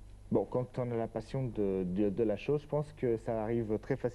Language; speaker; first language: French; native; French